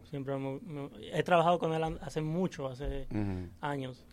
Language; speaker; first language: Spanish; early bilingual, heritage; English